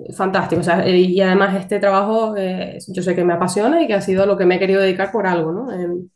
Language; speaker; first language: Spanish; native; Spanish